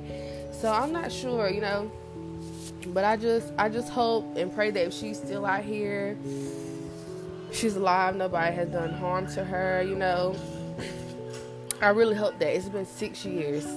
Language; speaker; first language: English; native; English